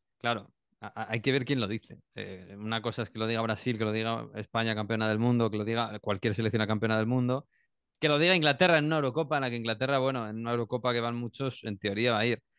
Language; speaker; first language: Spanish; native; Spanish